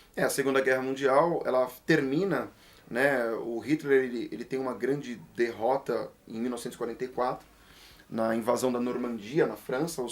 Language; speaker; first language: Portuguese; native; Portuguese